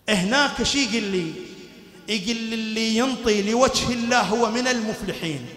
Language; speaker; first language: Arabic; native; Arabic